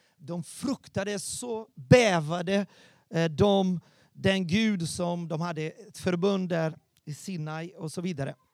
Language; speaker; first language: Swedish; non-native, fluent; Portuguese